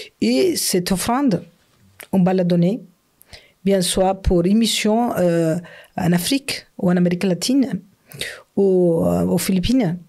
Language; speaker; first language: French; non-native, fluent; Spanish